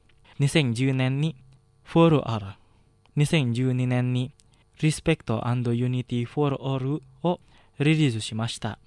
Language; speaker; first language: Japanese; non-native, fluent; Indonesian